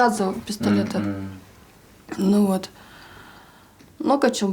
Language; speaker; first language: Russian; native; Russian